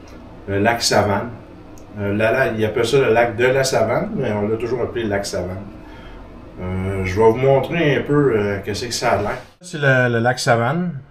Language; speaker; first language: French; native; French